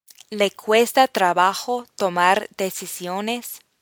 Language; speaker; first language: Spanish; non-native, fluent; English